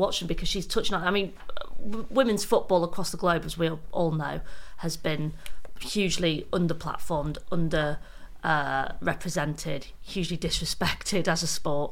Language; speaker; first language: English; native; English